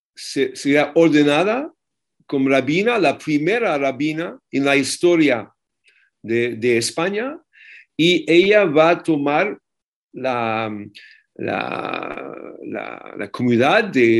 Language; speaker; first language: Spanish; non-native, fluent; English